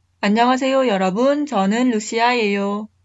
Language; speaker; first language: Korean; non-native, fluent; Spanish